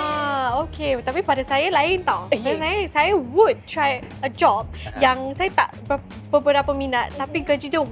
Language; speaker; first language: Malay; native; Malay